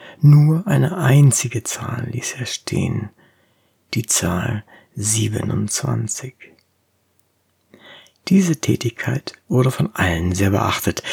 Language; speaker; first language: German; native; German